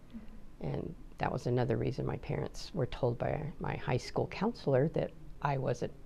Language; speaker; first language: English; native; English